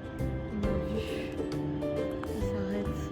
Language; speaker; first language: French; native; French